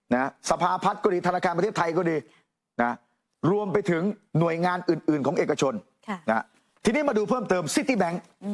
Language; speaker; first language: Thai; native; Thai